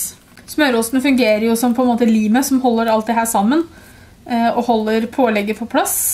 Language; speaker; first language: Norwegian; native; Norwegian